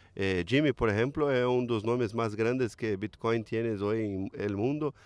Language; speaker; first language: Spanish; non-native, learner; Portuguese